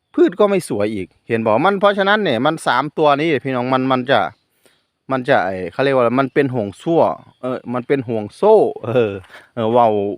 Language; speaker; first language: Thai; non-native, local second language; Northeastern Thai